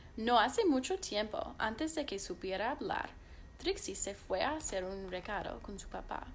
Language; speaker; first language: Spanish; non-native, fluent; English